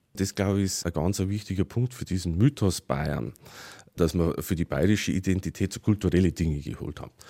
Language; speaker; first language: German; native; German